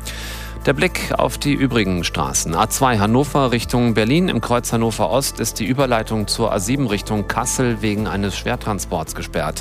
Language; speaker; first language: German; native; German